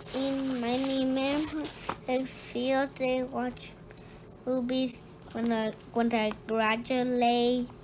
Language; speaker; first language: English; early bilingual, other home language; Spanish